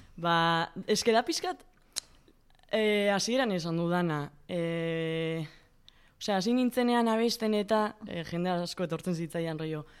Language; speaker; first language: Basque; non-native, local second language; Spanish